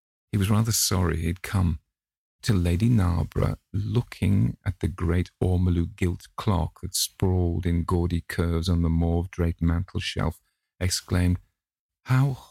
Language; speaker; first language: English; native; English